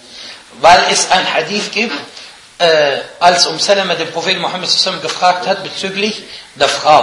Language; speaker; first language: German; non-native, fluent; Arabic